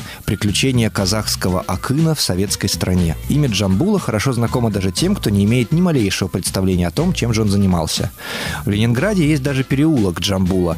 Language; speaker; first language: Russian; native; Russian